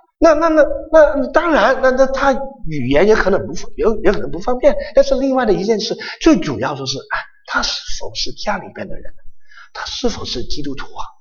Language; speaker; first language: Chinese; non-native, local second language; Cantonese